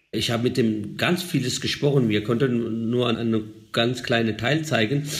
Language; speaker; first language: German; non-native, fluent; Urdu